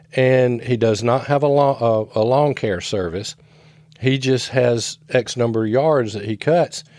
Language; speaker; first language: English; native; English